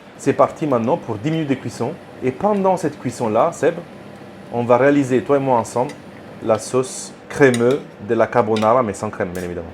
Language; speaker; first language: French; non-native, fluent; Italian